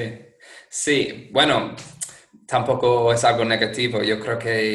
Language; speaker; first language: Spanish; non-native, fluent; English